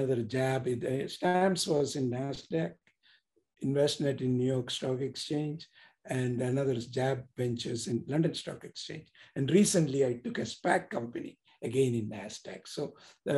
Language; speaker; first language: English; non-native, local second language; Tamil